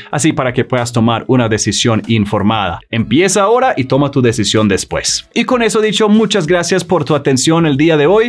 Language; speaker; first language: Spanish; native; Spanish